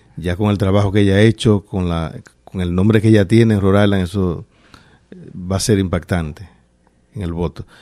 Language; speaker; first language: Spanish; native; Spanish